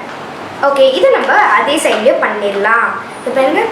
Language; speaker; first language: Tamil; native; Tamil